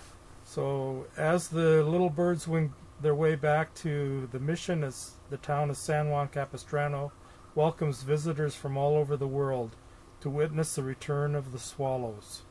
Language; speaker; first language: English; native; English